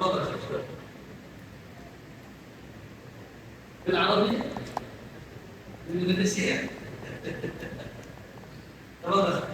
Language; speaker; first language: Arabic; non-native, learner; Indonesian